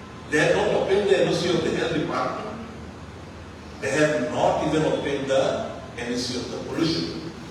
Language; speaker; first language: English; non-native, local second language; Bangla